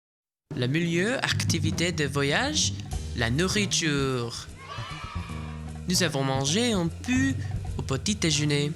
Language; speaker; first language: French; non-native, learner; English